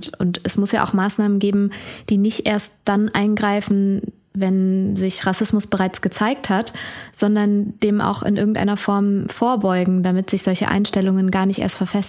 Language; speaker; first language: German; native; German